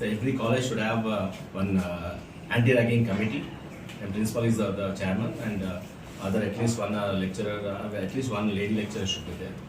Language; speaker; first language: English; non-native, local second language; Telugu